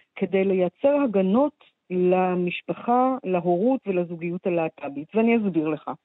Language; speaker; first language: Hebrew; native; Hebrew